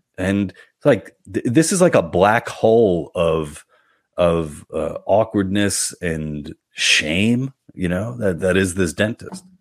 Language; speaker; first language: English; native; English